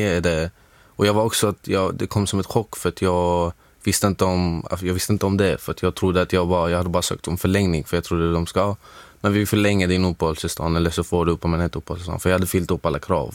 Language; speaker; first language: Swedish; non-native, fluent; Arabic